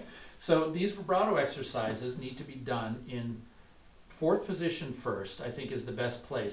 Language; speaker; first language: English; native; English